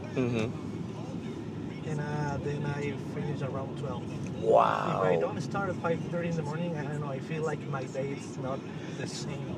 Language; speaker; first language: English; non-native, learner; Spanish